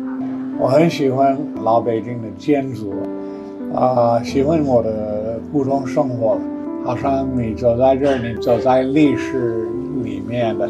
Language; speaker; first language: Chinese; non-native, fluent; English